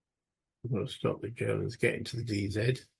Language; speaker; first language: English; native; English